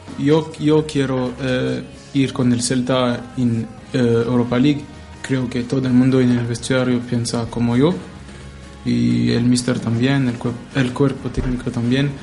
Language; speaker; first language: Spanish; non-native, learner; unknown